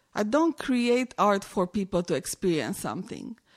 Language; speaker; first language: English; non-native, fluent; Romanian